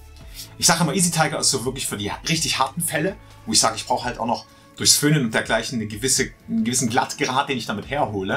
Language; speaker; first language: German; native; German